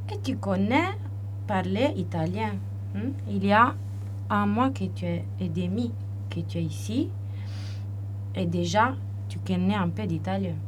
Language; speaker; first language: French; non-native, learner; Italian